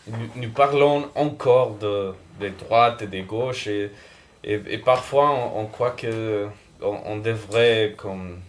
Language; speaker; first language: French; non-native, fluent; Spanish